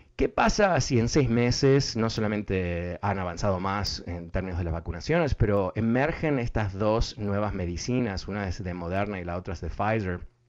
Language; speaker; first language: Spanish; early bilingual, heritage; Spanish